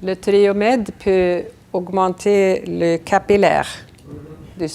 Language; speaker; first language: French; non-native, fluent; Swedish